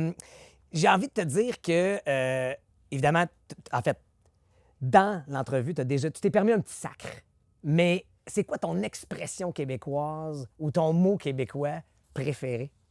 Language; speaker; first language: French; native; French